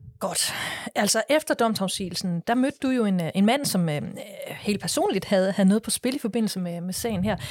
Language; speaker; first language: Danish; native; Danish